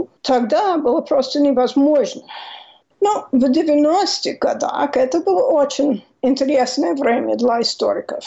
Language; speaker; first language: Russian; non-native, fluent; English